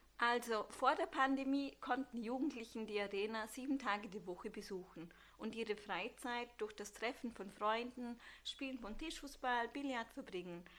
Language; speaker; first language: German; early bilingual, other home language; Turkish